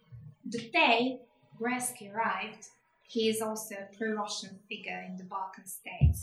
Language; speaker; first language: English; non-native, fluent; Hungarian